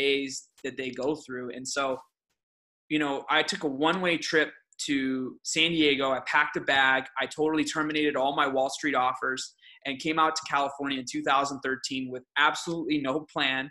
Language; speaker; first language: English; early bilingual, other home language; Aramaic